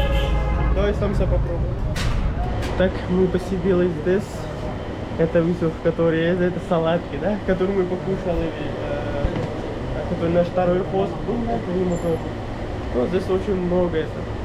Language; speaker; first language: Russian; non-native, learner; Pashto